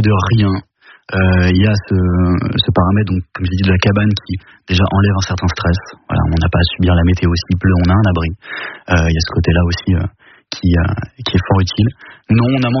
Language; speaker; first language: French; native; French